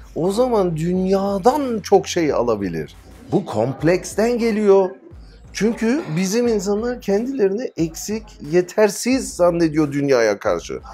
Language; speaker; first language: Turkish; early bilingual, heritage; Turkish